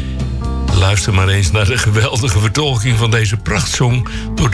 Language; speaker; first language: Dutch; native; Dutch